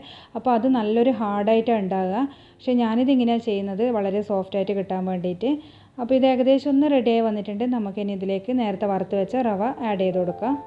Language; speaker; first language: Malayalam; native; Malayalam